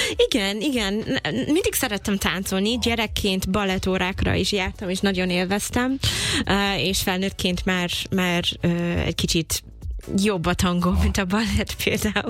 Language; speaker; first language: Hungarian; non-native, fluent; English